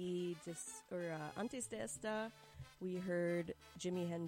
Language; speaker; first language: Spanish; non-native, learner; English